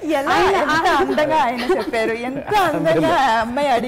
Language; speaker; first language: Telugu; non-native, fluent; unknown